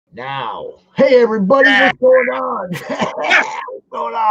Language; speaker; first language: English; native; English